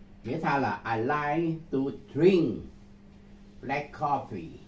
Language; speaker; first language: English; non-native, learner; Vietnamese